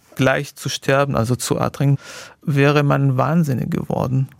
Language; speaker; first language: German; non-native, fluent; Arabic